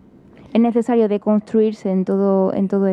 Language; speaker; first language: Spanish; native; Spanish